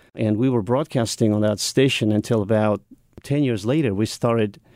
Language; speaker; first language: English; non-native, fluent; Mongolian